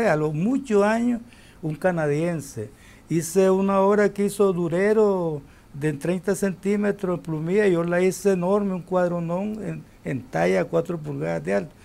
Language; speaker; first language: Spanish; native; Spanish